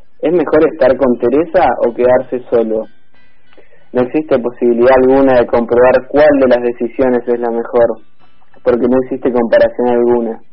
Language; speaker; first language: Spanish; native; Spanish